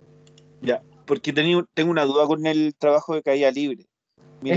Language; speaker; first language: Spanish; native; Spanish